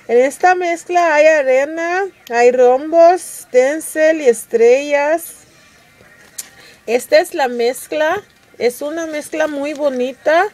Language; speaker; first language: Spanish; early bilingual, heritage; Spanish